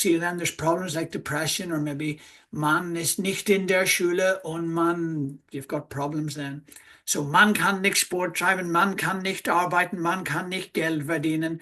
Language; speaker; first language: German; non-native, fluent; English